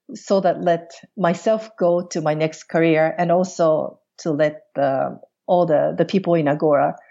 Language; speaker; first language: English; non-native, fluent; Portuguese